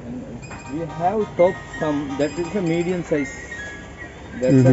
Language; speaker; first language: English; non-native, learner; Tamil